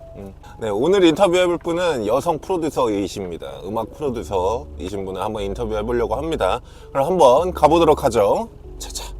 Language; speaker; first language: Korean; native; Korean